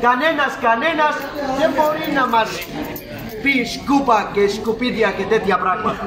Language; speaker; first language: Greek; non-native, fluent; Urdu